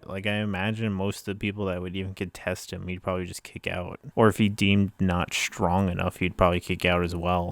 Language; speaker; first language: English; native; English